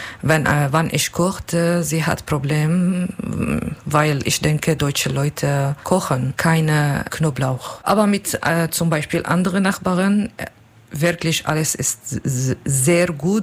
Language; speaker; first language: German; non-native, learner; Turkish